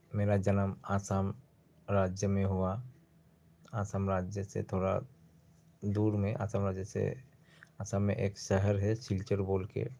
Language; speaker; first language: Hindi; non-native, local second language; Bangla